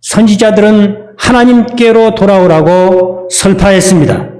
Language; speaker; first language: Korean; native; Korean